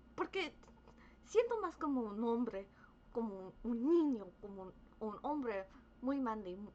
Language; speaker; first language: Spanish; early bilingual, other home language; English